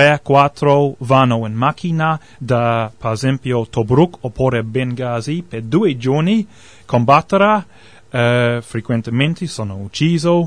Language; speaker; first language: Italian; non-native, learner; English